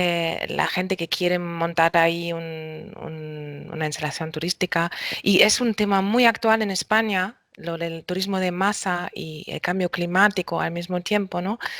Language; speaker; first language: Spanish; non-native, fluent; German